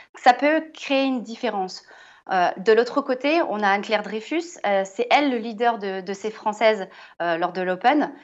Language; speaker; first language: French; native; French